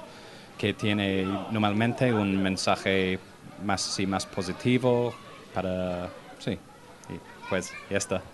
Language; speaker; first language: Spanish; non-native, learner; English